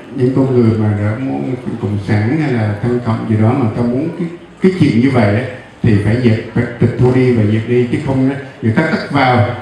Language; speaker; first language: Vietnamese; native; Vietnamese